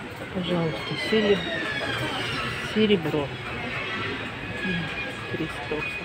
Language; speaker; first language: Russian; native; Russian